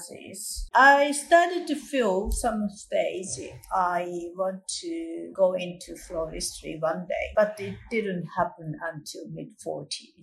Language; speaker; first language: English; non-native, fluent; Japanese